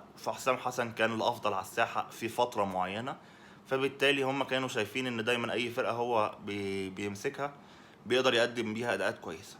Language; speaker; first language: Arabic; native; Arabic